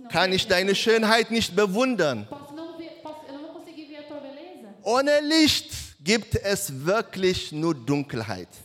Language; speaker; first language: German; non-native, learner; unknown